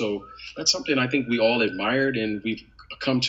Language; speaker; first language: English; native; English